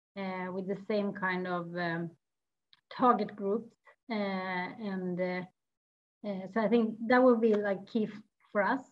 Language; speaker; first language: English; non-native, fluent; Swedish